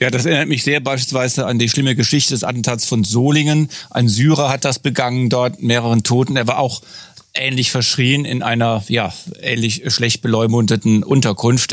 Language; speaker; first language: German; native; German